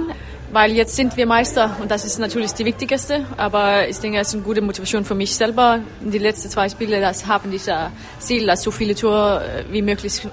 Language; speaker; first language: German; non-native, learner; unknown